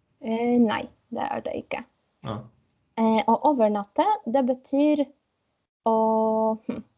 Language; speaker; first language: Norwegian; non-native, fluent; Polish